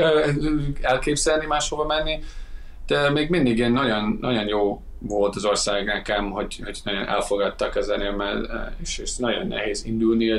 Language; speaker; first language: Hungarian; non-native, fluent; English